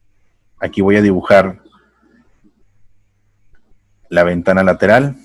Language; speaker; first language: Spanish; native; Spanish